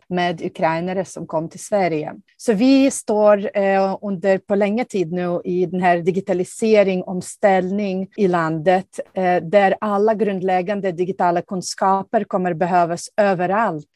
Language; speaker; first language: Swedish; non-native, fluent; Ukrainian